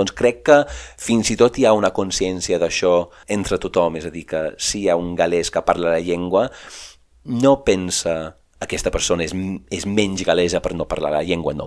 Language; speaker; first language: Catalan; non-native, fluent; English